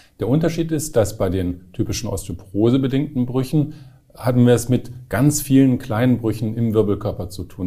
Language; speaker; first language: German; native; German